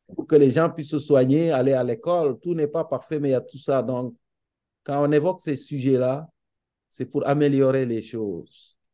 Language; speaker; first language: French; non-native, local second language; Serer